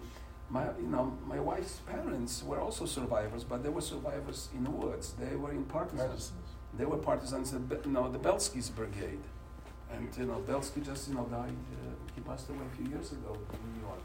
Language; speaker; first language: English; non-native, fluent; Polish